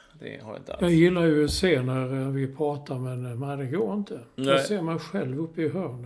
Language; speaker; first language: Swedish; native; Swedish